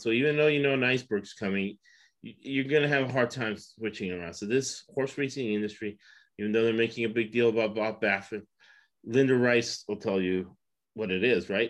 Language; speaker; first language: English; early bilingual, other home language; Spanish